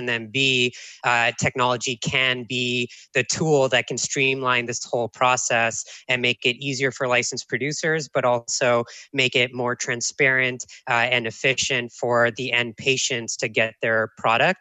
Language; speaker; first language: English; native; English